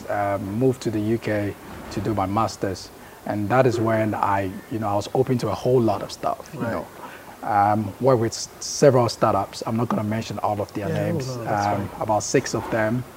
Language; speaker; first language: English; non-native, local second language; Akan